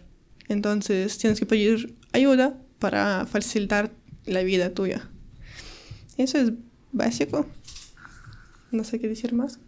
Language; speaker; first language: Spanish; non-native, learner; Ukrainian